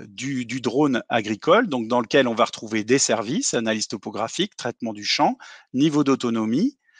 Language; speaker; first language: French; native; French